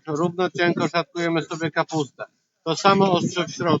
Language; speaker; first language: Polish; native; Polish